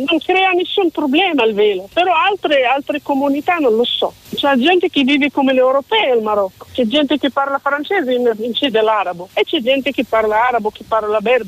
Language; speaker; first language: Italian; non-native, fluent; Arabic